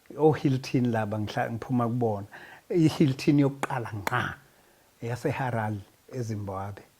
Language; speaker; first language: Zulu; native; Zulu